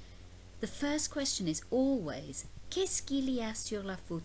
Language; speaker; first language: French; non-native, fluent; English